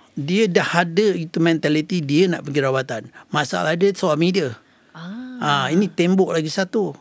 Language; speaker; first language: Malay; native; Malay